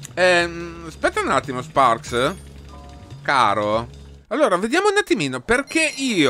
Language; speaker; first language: Italian; native; Italian